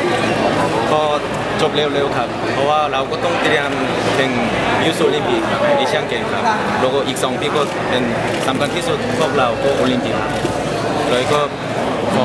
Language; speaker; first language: Thai; non-native, fluent; Korean